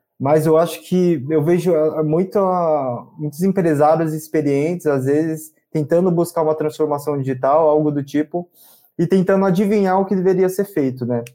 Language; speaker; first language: Portuguese; native; Portuguese